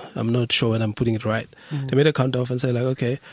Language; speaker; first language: English; non-native, local second language; Zulu